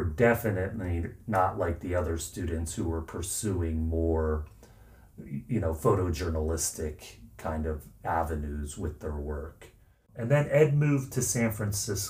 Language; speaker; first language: English; native; English